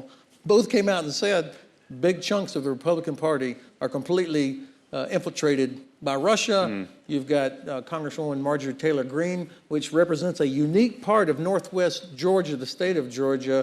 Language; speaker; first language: English; native; English